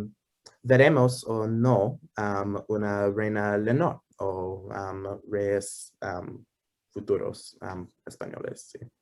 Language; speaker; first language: Spanish; non-native, learner; English